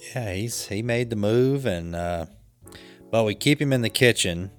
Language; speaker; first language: English; native; English